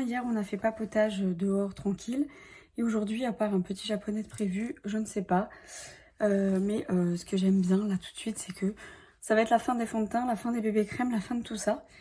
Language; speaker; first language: French; native; French